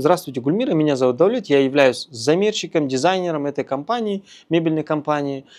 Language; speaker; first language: Russian; non-native, local second language; Kazakh